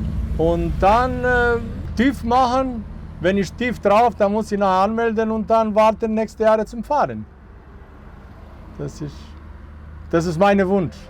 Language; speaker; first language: German; non-native, fluent; Serbian